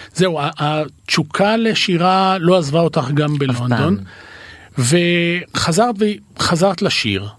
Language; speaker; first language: Hebrew; native; Hebrew